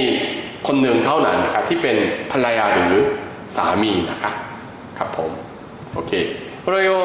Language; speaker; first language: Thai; non-native, fluent; Korean